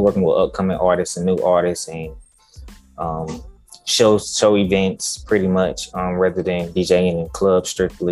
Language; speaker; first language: English; native; English